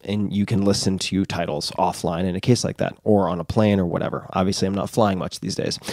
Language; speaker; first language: English; native; English